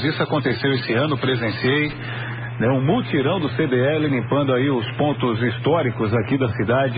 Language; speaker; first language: Portuguese; native; Portuguese